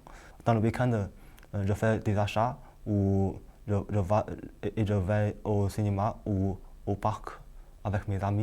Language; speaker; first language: French; non-native, learner; Chinese